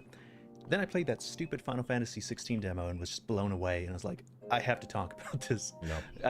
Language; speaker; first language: English; native; English